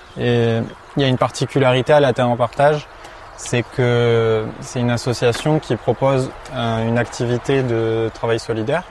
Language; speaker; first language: French; native; French